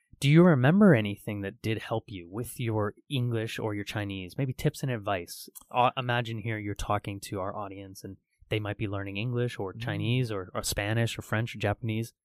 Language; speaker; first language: English; native; English